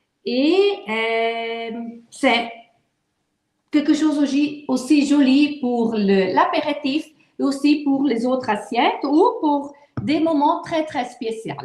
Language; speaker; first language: French; non-native, fluent; Italian